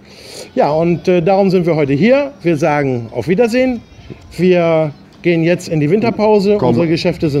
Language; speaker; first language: German; native; German